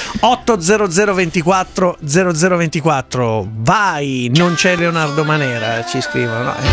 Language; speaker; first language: Italian; native; Italian